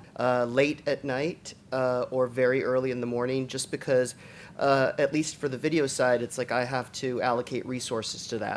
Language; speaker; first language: English; native; English